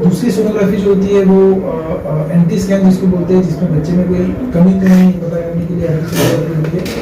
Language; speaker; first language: Hindi; non-native, local second language; Marathi